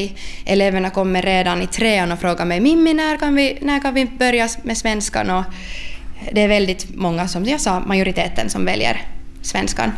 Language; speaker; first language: Swedish; non-native, local second language; Finnish